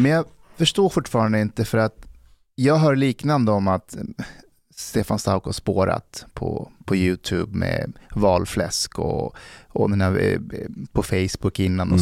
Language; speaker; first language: Swedish; native; Swedish